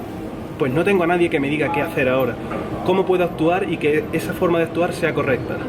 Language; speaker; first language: Spanish; native; Spanish